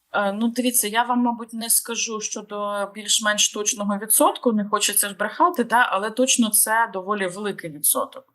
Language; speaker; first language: Ukrainian; native; Ukrainian